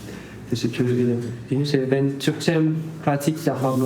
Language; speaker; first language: Turkish; non-native, learner; French